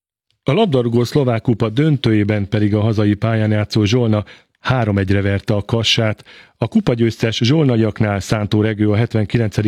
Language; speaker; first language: Hungarian; native; Hungarian